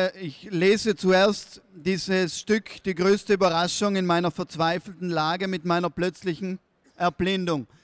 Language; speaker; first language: German; native; German